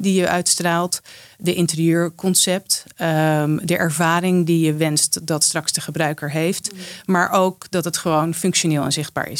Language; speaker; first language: Dutch; native; Dutch